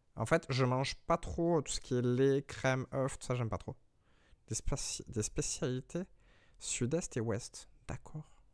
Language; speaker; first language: French; native; French